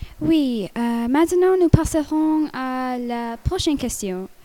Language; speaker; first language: French; non-native, learner; English